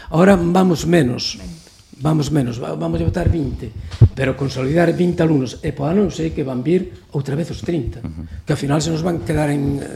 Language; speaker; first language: Galician; non-native, local second language; Spanish